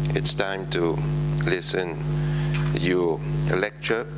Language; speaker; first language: English; non-native, fluent; French